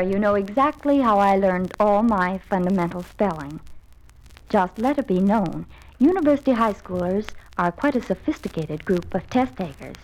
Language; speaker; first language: English; native; English